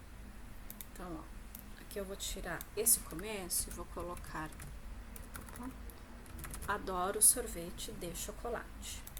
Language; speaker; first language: Portuguese; native; Portuguese